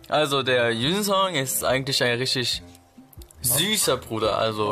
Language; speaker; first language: German; early bilingual, heritage; German